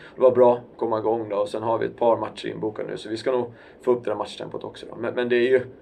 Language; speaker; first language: Swedish; native; Swedish